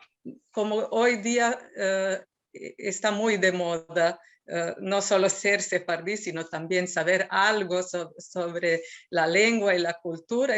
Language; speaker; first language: Spanish; non-native, fluent; Serbian